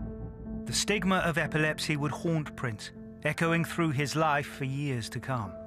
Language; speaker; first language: English; native; English